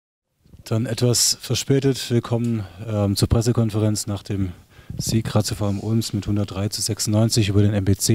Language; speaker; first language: German; native; German